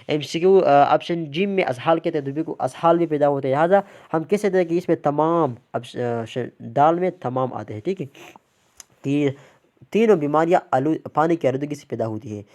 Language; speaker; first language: Urdu; non-native, local second language; Pashto